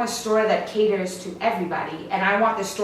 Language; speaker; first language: English; native; English